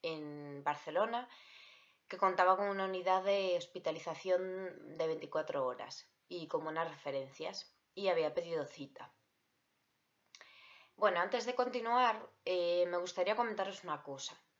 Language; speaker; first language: Spanish; native; Spanish